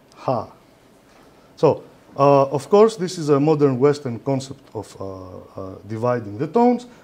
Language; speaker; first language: English; non-native, fluent; Greek